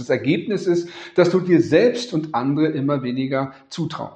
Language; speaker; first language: German; native; German